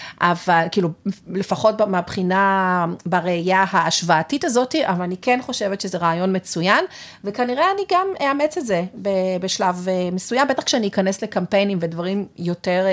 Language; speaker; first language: Hebrew; native; Hebrew